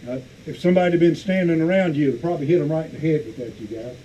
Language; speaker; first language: English; native; English